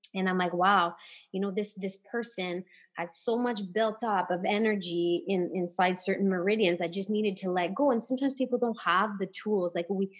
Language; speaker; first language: English; non-native, fluent; French